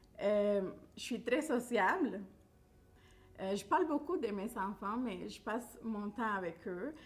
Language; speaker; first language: French; non-native, fluent; Spanish